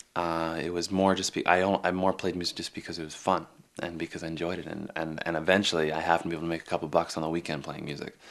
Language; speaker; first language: English; native; English